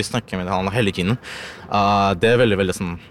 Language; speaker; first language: Norwegian; non-native, learner; Ukrainian